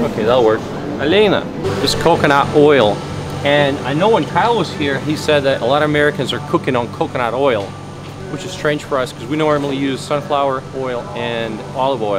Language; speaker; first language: English; non-native, fluent; Russian